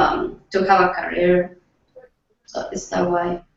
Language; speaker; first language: English; non-native, learner; Spanish